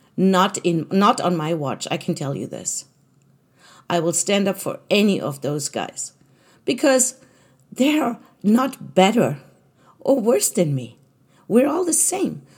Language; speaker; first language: English; non-native, fluent; German